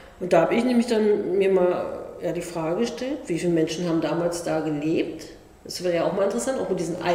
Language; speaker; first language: German; native; German